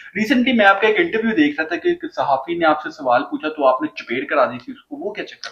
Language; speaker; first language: Urdu; native; Urdu